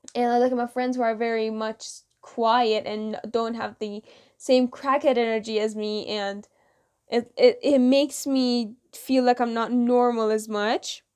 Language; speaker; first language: English; non-native, fluent; Persian